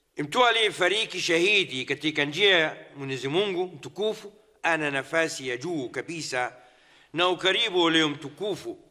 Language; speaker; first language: Swahili; non-native, fluent; Arabic